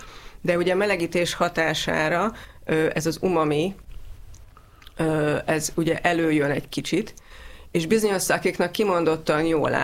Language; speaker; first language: Hungarian; native; Hungarian